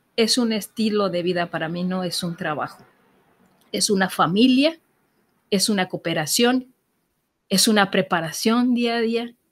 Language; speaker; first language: Spanish; native; Spanish